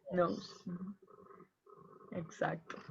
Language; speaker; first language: English; non-native, fluent; Spanish